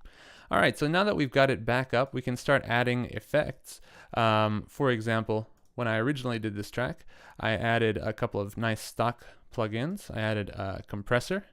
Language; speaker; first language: English; native; English